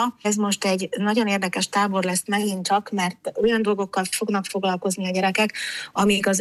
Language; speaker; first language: Hungarian; native; Hungarian